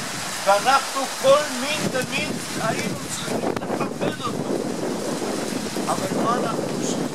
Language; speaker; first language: Hebrew; non-native, fluent; Italian